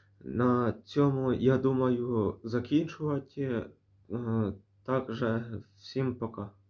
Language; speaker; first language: Ukrainian; non-native, local second language; Russian